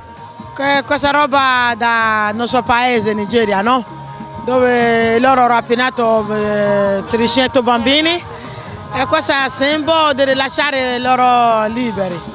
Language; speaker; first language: Italian; non-native, learner; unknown